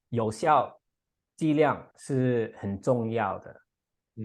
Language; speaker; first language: Chinese; non-native, fluent; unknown